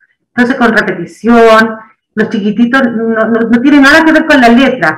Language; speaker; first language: Spanish; native; Spanish